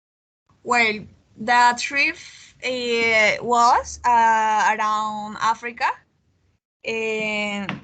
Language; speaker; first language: English; non-native, learner; Spanish